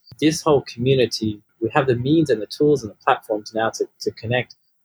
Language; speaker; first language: English; native; English